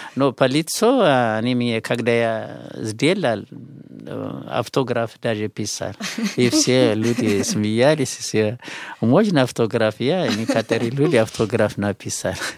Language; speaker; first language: Russian; non-native, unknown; Amharic